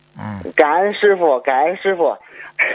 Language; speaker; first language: Chinese; native; Chinese